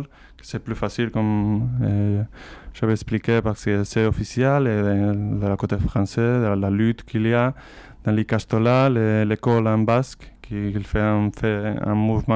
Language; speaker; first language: French; non-native, learner; Spanish